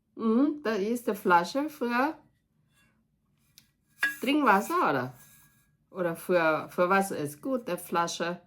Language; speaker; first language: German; non-native, learner; Thai